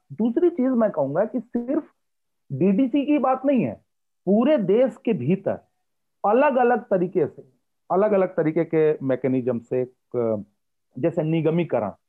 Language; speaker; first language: Hindi; native; Hindi